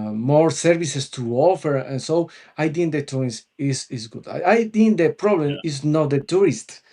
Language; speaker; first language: English; non-native, local second language; Spanish